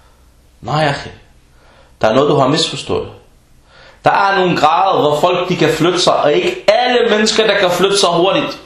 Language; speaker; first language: Danish; non-native, fluent; Arabic